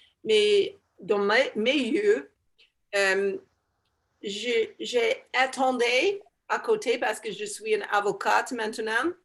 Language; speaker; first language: French; non-native, learner; English